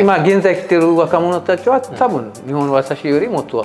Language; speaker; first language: Japanese; non-native, fluent; Amharic